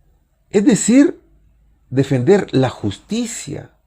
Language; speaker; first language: Spanish; native; Spanish